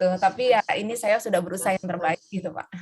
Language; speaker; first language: Indonesian; native; Indonesian